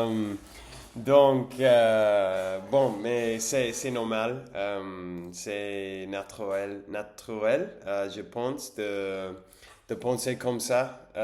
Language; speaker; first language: French; non-native, learner; English